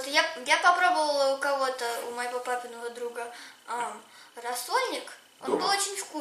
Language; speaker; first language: Russian; early bilingual, heritage; Russian